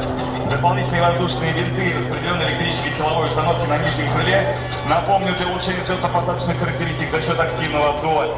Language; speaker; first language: Russian; native; Russian